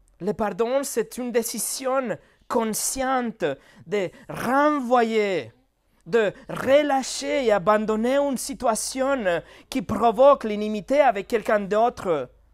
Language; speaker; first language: French; non-native, fluent; Spanish